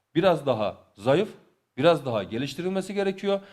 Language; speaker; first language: Turkish; native; Turkish